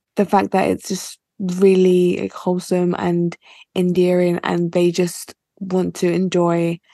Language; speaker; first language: English; native; English